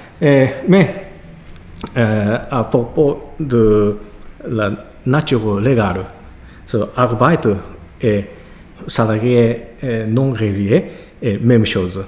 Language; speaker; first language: French; non-native, learner; Japanese